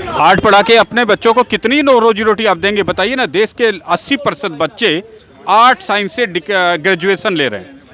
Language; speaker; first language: Hindi; native; Hindi